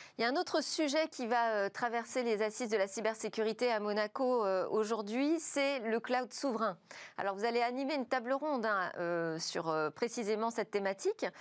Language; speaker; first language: French; native; French